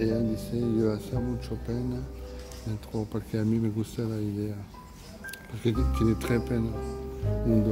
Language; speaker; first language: Spanish; non-native, learner; French